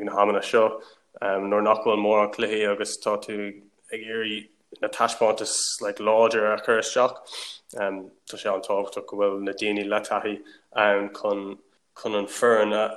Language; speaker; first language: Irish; non-native, local second language; English